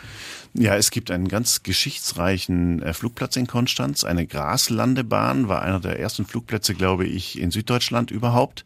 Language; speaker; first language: German; native; German